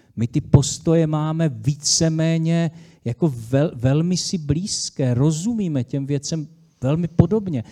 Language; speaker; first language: Czech; native; Czech